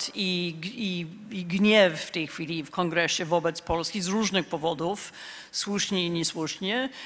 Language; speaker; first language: Polish; non-native, fluent; English